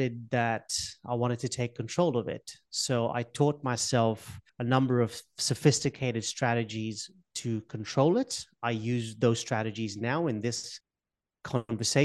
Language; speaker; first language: English; non-native, local second language; Gujarati